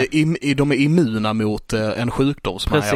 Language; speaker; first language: Swedish; native; Swedish